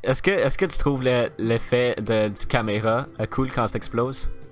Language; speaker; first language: French; native; French